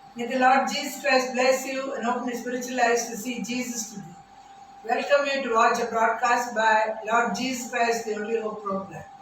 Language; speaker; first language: English; non-native, local second language; Tamil